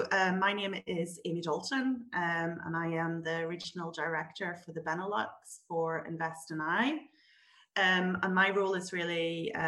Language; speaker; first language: English; native; English